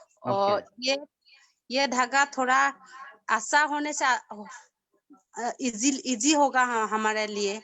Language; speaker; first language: Hindi; non-native, local second language; Assamese